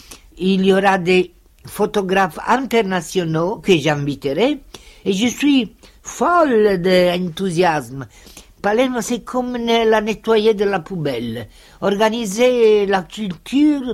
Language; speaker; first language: French; non-native, fluent; Italian